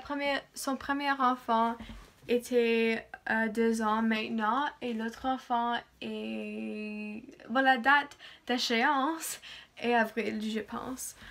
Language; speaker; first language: French; non-native, learner; English